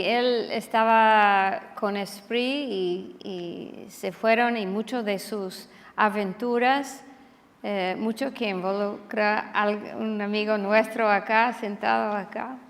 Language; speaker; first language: Spanish; non-native, fluent; English